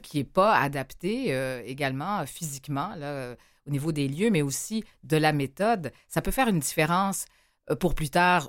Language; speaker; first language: French; native; French